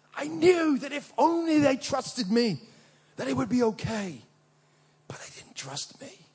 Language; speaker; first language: English; native; English